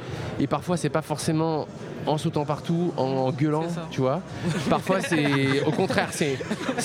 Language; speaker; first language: French; native; French